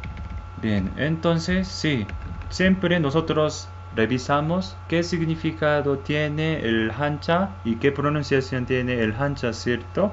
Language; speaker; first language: Spanish; non-native, fluent; Korean